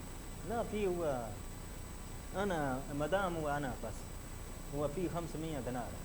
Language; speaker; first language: Arabic; non-native, learner; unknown